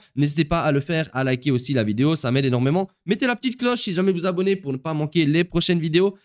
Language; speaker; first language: French; native; French